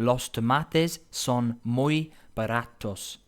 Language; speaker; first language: Spanish; non-native, learner; English